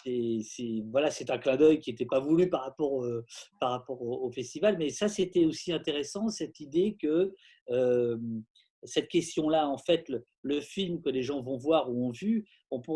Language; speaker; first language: French; native; French